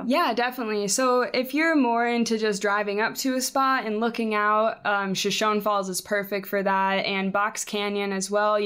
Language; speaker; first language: English; native; English